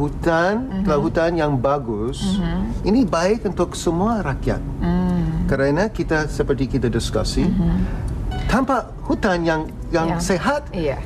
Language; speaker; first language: Indonesian; non-native, fluent; English